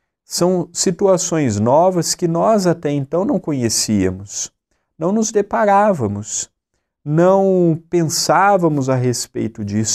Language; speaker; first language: Portuguese; native; Portuguese